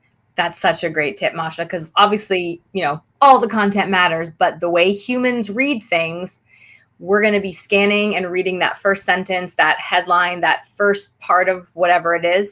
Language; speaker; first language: English; native; English